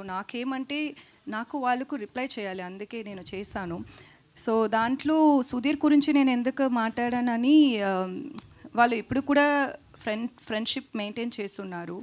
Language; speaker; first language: Telugu; non-native, local second language; Tamil